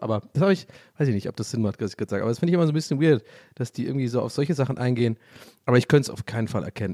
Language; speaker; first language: German; native; German